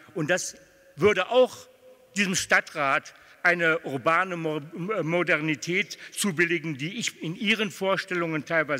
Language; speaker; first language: German; native; German